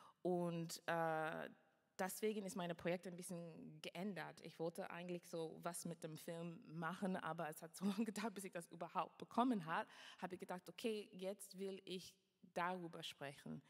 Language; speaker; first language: German; non-native, fluent; English